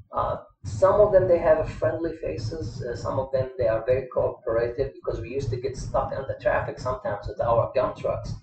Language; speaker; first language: English; non-native, fluent; Arabic